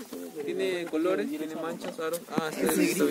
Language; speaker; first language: Spanish; native; Spanish